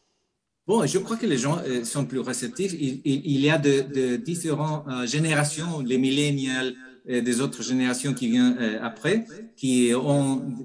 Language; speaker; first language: French; non-native, fluent; Spanish